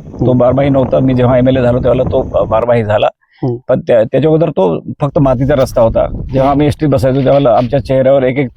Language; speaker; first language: Marathi; non-native, local second language; Bhili